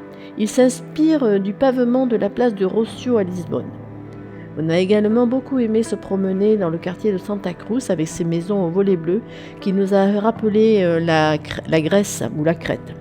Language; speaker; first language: French; native; French